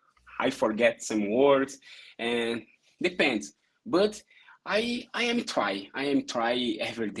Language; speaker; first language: English; non-native, learner; Portuguese